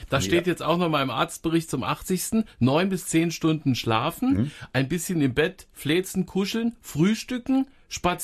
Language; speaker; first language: German; native; German